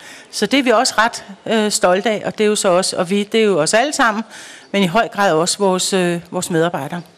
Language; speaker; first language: Danish; native; Danish